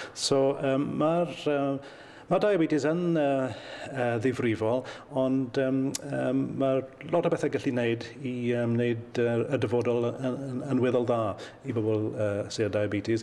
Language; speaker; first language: Welsh; native; Welsh